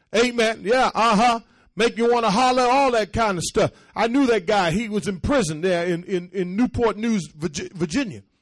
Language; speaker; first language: English; early bilingual, other home language; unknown